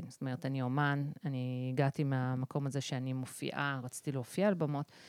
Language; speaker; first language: Hebrew; early bilingual, other home language; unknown